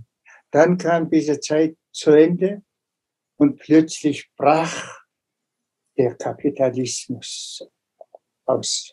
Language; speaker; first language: German; non-native, fluent; Tuvinian